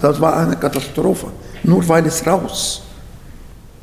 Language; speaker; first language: German; non-native, fluent; Arabic